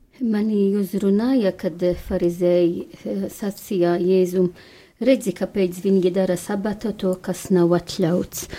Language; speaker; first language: Latvian; non-native, fluent; Maltese